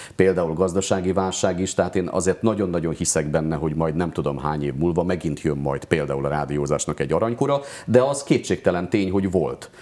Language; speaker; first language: Hungarian; native; Hungarian